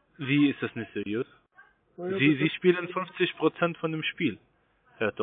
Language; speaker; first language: German; non-native, fluent; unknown